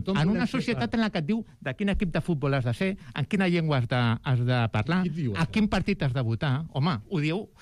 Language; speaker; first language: Catalan; native; Catalan